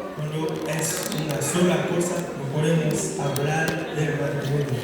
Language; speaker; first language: Spanish; non-native, fluent; Haitian Creole